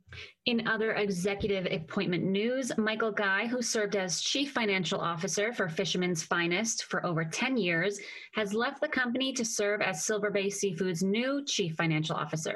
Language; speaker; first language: English; native; English